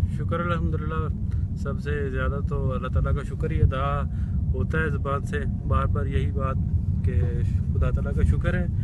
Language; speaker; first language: Urdu; native; Urdu